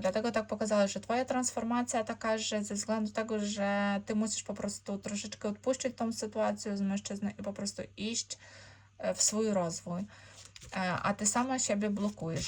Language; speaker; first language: Polish; non-native, learner; Ukrainian